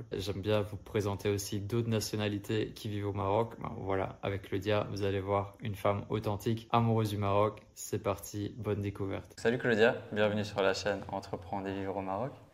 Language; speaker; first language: French; native; French